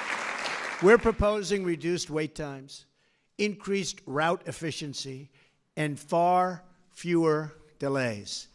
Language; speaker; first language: English; native; English